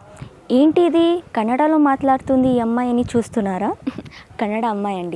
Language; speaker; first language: Telugu; non-native, learner; Kannada